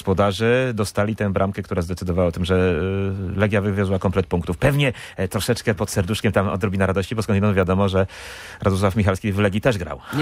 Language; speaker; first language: Polish; native; Polish